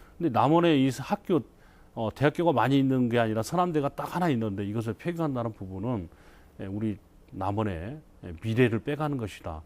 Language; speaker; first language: Korean; native; Korean